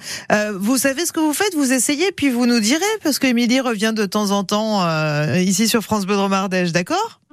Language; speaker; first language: French; native; French